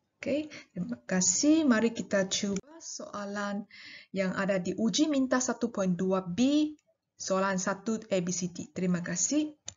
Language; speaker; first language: Malay; non-native, local second language; Chinese